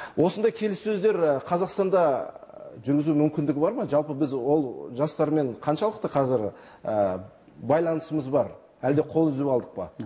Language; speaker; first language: Kazakh; native; Kazakh